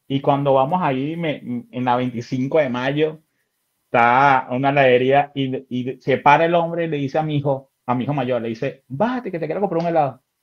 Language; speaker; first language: Spanish; native; Spanish